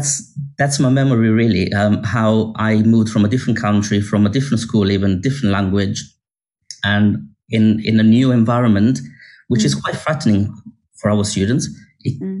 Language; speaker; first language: English; non-native, fluent; Italian